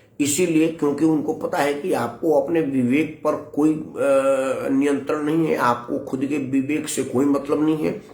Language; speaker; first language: Hindi; native; Hindi